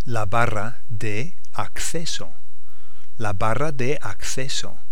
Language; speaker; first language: Spanish; non-native, learner; English